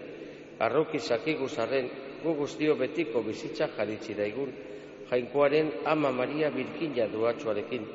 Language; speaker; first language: Basque; native; Basque